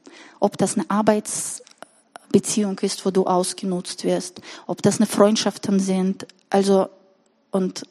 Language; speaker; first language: German; non-native, fluent; Russian